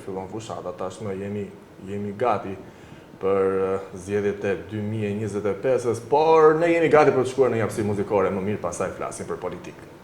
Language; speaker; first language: Albanian; native; Albanian